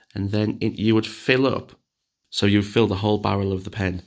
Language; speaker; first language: English; native; English